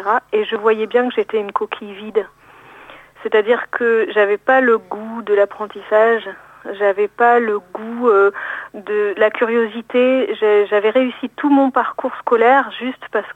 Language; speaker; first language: French; native; French